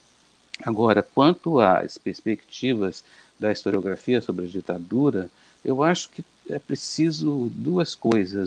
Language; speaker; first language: Portuguese; native; Portuguese